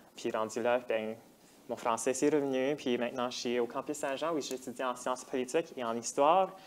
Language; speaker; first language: French; early bilingual, other home language; Tamil